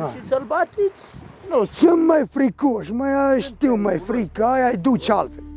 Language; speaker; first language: Romanian; native; Romanian